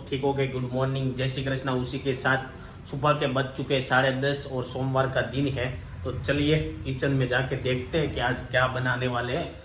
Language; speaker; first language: Hindi; non-native, local second language; Gujarati